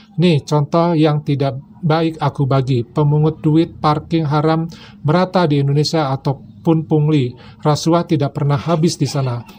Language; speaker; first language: Indonesian; native; Indonesian